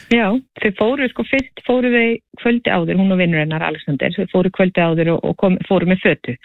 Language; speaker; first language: Icelandic; native; Icelandic